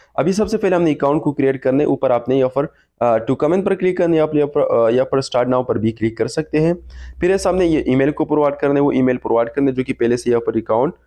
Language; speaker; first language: Urdu; non-native, local second language; Pashto